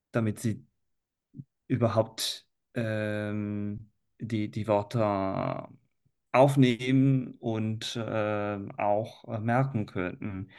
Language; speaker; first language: German; non-native, fluent; Italian